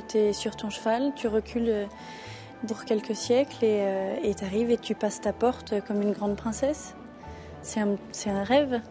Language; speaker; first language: French; native; French